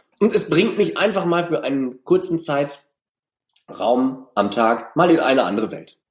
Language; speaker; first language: German; native; German